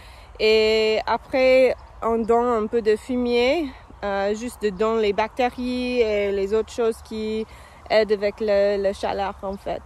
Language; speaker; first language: French; non-native, fluent; English